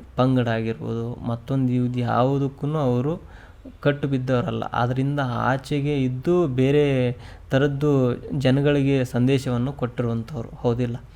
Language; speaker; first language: Kannada; native; Kannada